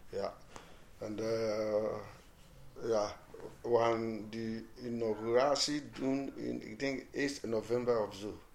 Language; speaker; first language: Dutch; non-native, fluent; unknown